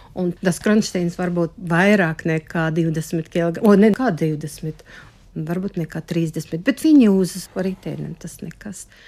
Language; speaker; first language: Latvian; non-native, local second language; Russian